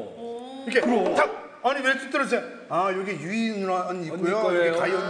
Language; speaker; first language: Korean; native; Korean